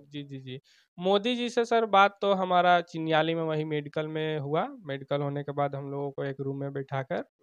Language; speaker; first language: Hindi; native; Hindi